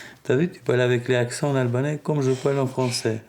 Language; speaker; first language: French; non-native, learner; Albanian